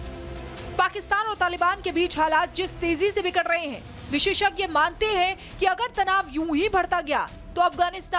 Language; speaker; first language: Hindi; native; Hindi